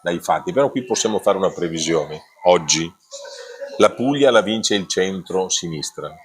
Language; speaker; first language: Italian; native; Italian